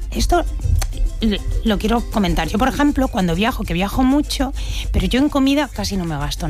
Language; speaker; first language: Spanish; native; Spanish